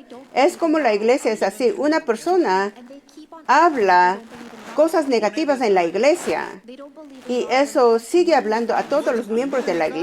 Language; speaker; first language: Spanish; non-native, fluent; Korean